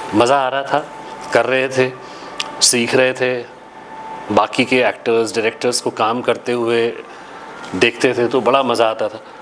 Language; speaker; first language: Hindi; native; Hindi